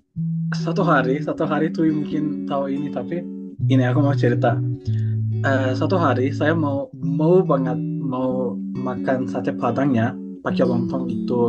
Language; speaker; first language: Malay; non-native, fluent; Turkish